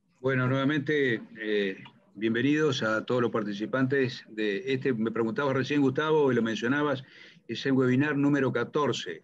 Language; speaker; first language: Spanish; native; Spanish